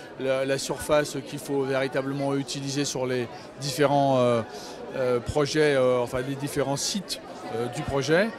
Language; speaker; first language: French; native; French